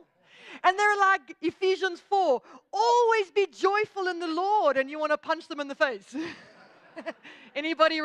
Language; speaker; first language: English; native; English